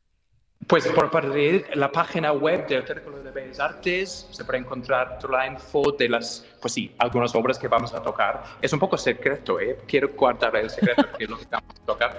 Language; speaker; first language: Spanish; non-native, fluent; English